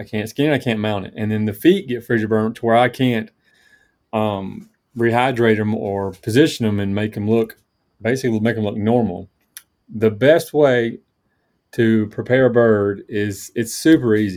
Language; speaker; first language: English; native; English